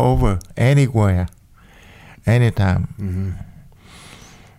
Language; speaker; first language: English; non-native, learner; Vietnamese